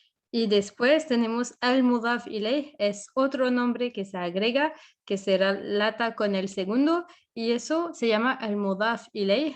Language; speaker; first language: Spanish; non-native, fluent; French